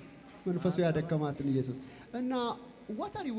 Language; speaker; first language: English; non-native, learner; Amharic